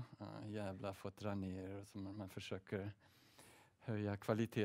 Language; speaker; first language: Swedish; early bilingual, heritage; Swedish